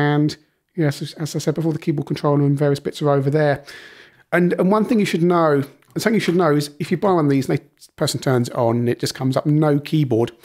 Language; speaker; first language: English; native; English